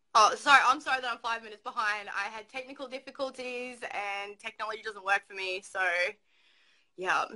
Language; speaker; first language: English; native; English